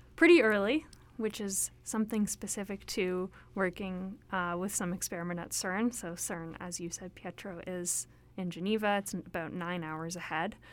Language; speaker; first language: English; native; English